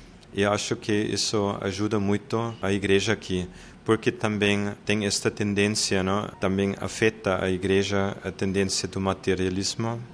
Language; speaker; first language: Portuguese; non-native, fluent; German